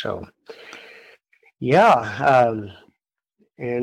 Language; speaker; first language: English; native; English